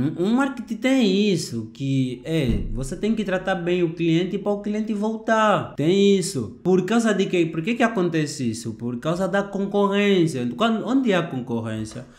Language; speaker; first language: Portuguese; native; Portuguese